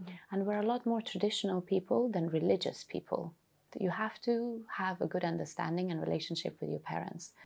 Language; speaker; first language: English; early bilingual, other home language; Persian